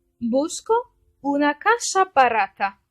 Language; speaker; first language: Spanish; non-native, fluent; Turkish